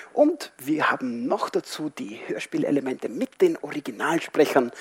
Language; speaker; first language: German; non-native, fluent; Spanish